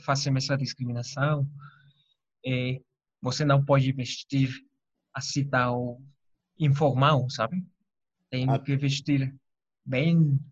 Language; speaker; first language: Portuguese; non-native, fluent; Spanish